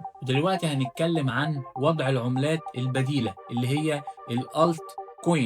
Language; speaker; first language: Arabic; native; Arabic